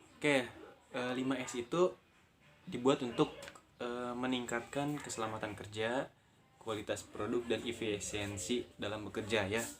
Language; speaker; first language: Indonesian; native; Indonesian